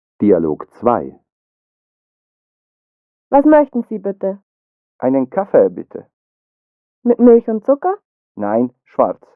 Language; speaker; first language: German; non-native, fluent; Ukrainian